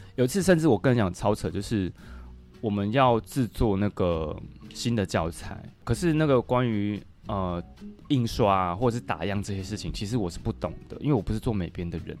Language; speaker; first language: Chinese; native; Chinese